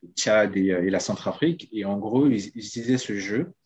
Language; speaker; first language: French; non-native, local second language; Sango